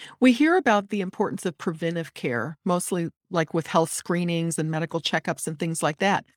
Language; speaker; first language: English; native; English